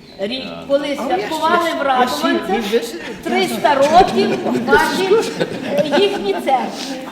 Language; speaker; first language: Ukrainian; native; Ukrainian